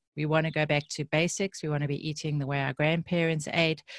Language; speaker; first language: English; native; English